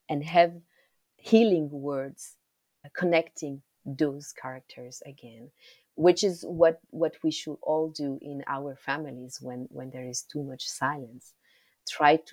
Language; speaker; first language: English; non-native, local second language; Kinyarwanda